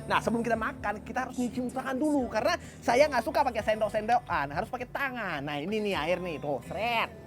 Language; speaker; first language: Indonesian; early bilingual, other home language; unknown